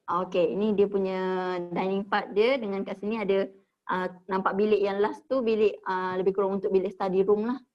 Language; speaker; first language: Malay; native; Malay